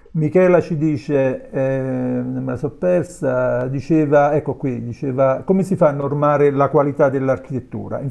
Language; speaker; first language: Italian; native; Italian